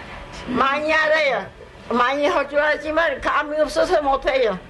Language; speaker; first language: Korean; early bilingual, heritage; Spanish